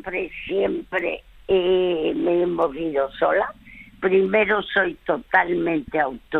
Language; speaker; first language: Spanish; early bilingual, other home language; French